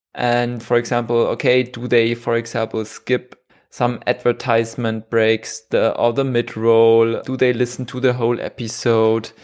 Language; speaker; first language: English; non-native, fluent; German